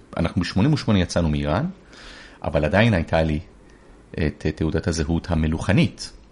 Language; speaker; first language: Hebrew; early bilingual, other home language; Persian